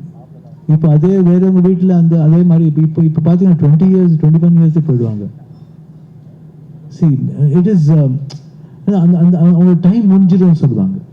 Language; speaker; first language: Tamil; non-native, local second language; Kannada